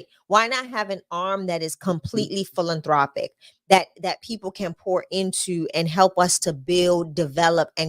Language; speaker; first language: English; native; English